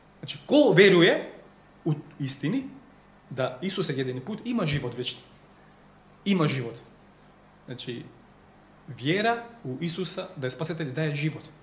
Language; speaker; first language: Serbian; non-native, fluent; Macedonian